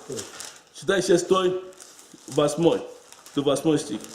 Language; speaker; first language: Russian; non-native, learner; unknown